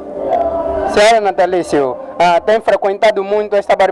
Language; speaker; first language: Portuguese; native; Portuguese